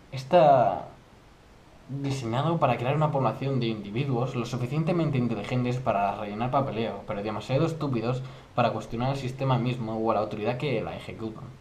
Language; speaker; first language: Spanish; native; Spanish